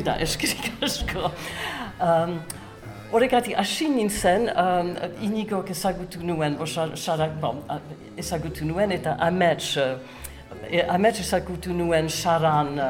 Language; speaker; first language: Basque; non-native, learner; English